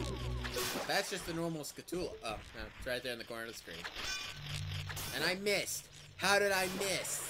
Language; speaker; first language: English; native; English